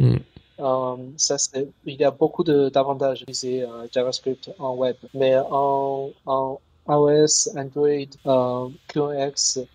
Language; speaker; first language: French; non-native, learner; Chinese